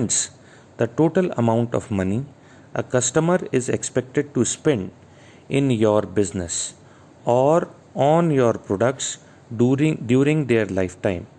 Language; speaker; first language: English; non-native, local second language; Hindi